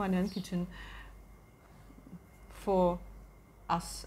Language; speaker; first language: English; non-native, learner; Russian